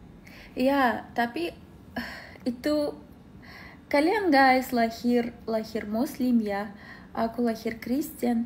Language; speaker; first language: Indonesian; non-native, learner; Russian